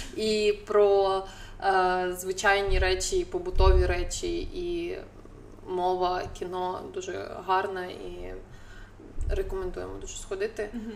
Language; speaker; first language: Ukrainian; non-native, local second language; Russian